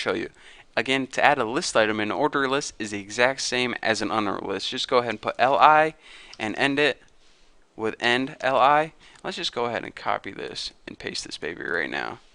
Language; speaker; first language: English; native; English